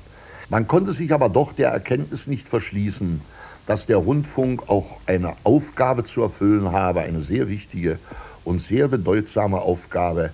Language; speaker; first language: German; native; German